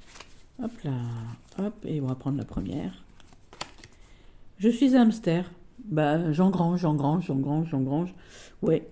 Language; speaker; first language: French; native; French